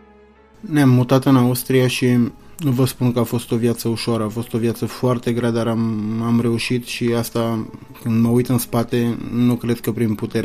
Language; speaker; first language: Romanian; native; Romanian